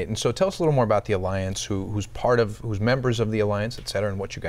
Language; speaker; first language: English; native; English